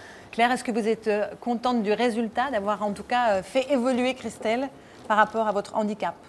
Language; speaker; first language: French; native; French